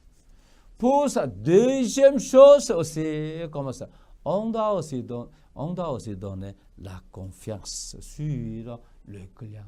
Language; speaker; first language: French; non-native, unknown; Korean